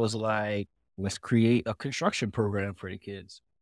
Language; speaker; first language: English; native; English